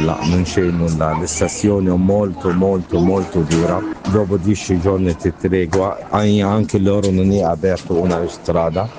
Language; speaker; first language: Italian; non-native, learner; Arabic